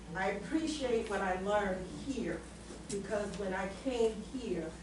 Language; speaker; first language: English; native; English